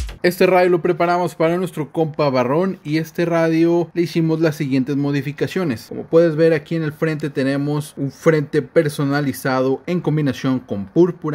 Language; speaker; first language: Spanish; native; Spanish